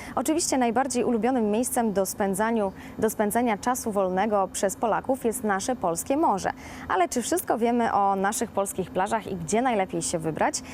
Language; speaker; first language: Polish; native; Polish